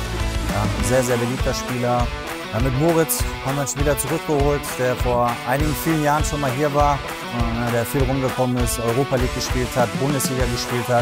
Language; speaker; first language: German; native; German